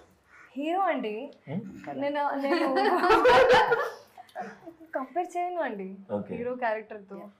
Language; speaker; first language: Telugu; non-native, local second language; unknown